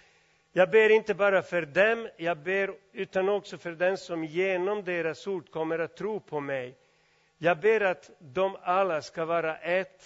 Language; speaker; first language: Swedish; non-native, fluent; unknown